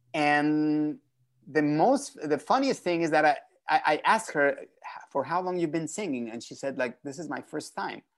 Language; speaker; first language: English; non-native, fluent; Spanish